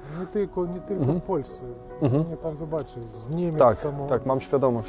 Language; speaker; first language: Polish; non-native, fluent; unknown